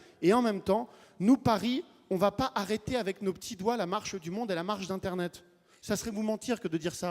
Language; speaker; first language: French; native; French